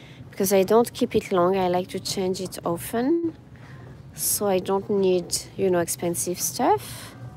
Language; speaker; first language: English; non-native, fluent; French